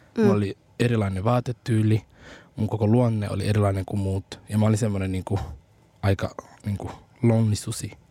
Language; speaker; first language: Finnish; early bilingual, other home language; Somali